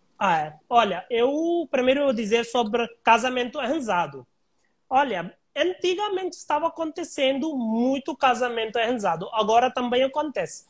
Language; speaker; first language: Portuguese; non-native, learner; Hindi